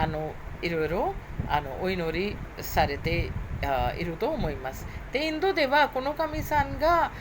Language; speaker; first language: Japanese; non-native, fluent; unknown